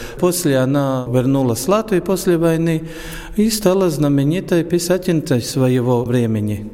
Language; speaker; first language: Russian; non-native, local second language; Latvian